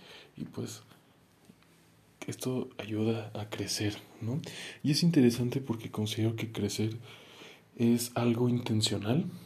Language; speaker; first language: Spanish; native; Spanish